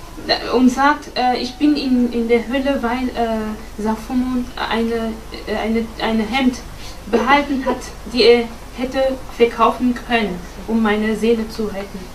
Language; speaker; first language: German; non-native, fluent; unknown